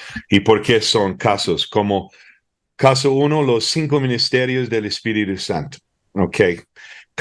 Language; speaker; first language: Spanish; early bilingual, heritage; Spanish